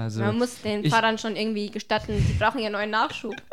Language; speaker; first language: German; native; German